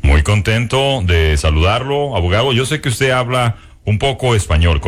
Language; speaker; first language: Spanish; native; Spanish